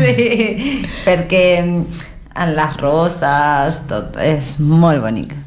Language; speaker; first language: Catalan; non-native, learner; Spanish